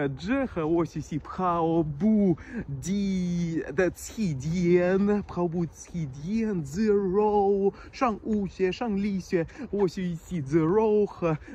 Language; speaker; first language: Chinese; non-native, learner; Russian